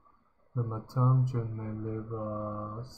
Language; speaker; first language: French; non-native, learner; English